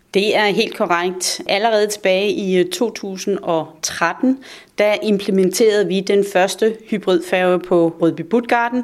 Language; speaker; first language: Danish; native; Danish